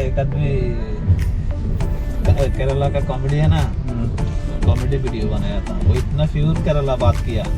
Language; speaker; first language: Hindi; non-native, local second language; Malayalam